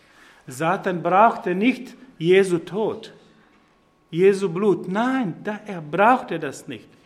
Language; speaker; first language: German; non-native, fluent; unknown